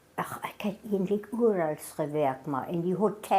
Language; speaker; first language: Afrikaans; non-native, local second language; German